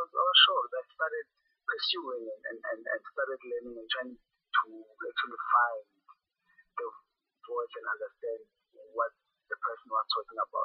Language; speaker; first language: English; non-native, local second language; Zulu